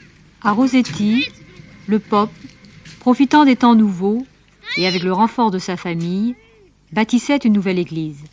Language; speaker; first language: French; native; French